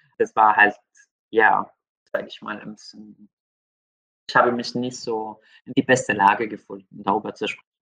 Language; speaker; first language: German; non-native, fluent; Arabic